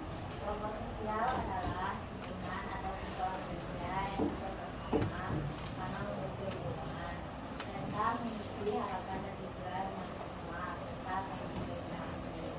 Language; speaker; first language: Indonesian; native; Indonesian